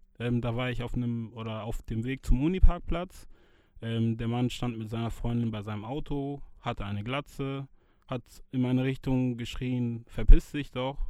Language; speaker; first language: German; early bilingual, other home language; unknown